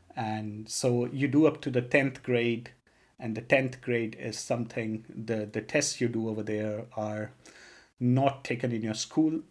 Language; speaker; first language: English; non-native, local second language; Punjabi